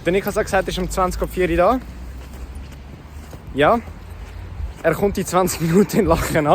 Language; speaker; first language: German; native; German